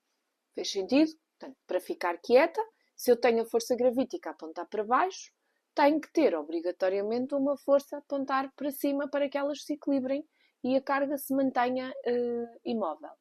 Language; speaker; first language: Portuguese; native; Portuguese